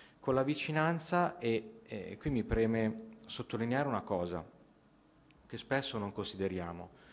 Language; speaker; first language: Italian; native; Italian